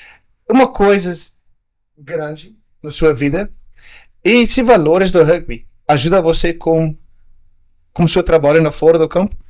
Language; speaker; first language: Portuguese; non-native, learner; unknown